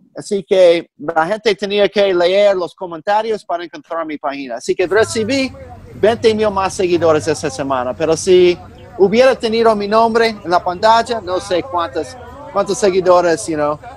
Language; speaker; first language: Spanish; non-native, fluent; English